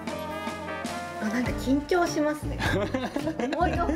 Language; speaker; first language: Japanese; native; Japanese